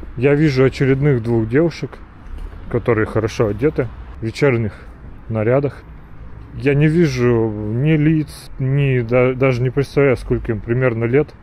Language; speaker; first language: Russian; native; Russian